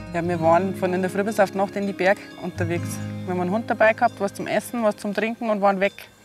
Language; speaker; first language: German; native; German